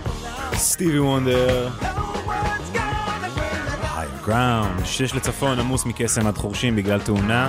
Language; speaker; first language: Hebrew; native; Hebrew